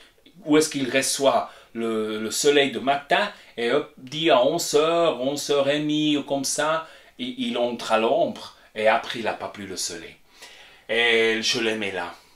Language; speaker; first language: French; non-native, fluent; Spanish